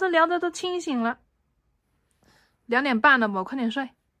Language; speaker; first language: Chinese; native; Chinese